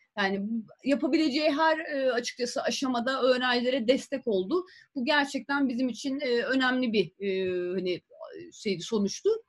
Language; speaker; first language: Turkish; native; Turkish